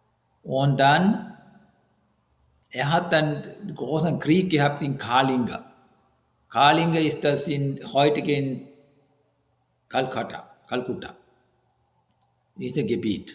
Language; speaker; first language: German; non-native, learner; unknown